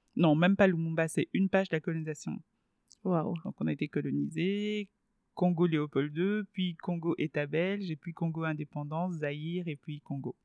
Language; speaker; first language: French; non-native, fluent; Swahili